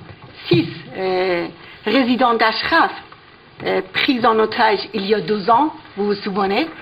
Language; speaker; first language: French; non-native, fluent; Persian